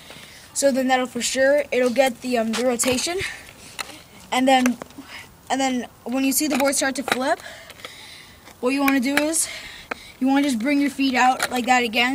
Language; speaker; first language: English; native; English